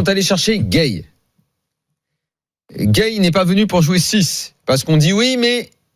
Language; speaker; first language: French; native; French